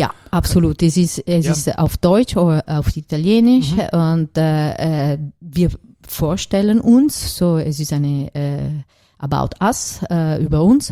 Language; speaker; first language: German; non-native, fluent; Italian